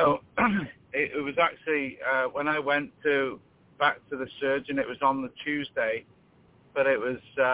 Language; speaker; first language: English; native; English